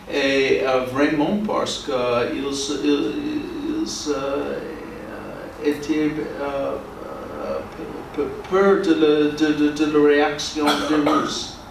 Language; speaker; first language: French; non-native, learner; English